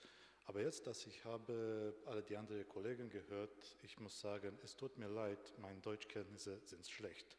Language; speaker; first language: German; non-native, fluent; Romanian